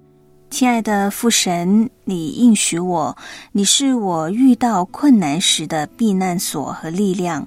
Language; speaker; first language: Chinese; native; Chinese